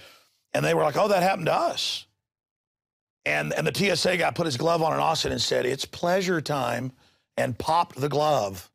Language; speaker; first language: English; native; English